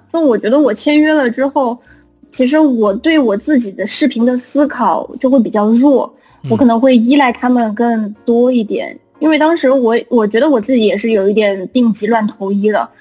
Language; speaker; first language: Chinese; native; Chinese